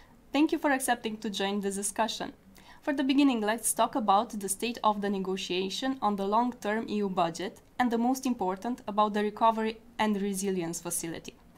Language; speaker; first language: English; non-native, fluent; Romanian